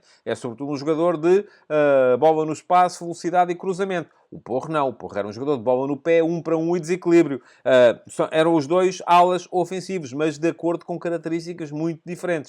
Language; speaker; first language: Portuguese; native; Portuguese